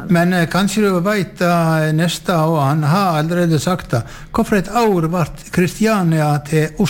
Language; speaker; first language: Norwegian; native; Norwegian